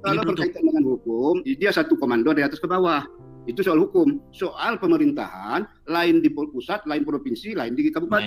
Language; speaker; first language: Indonesian; native; Indonesian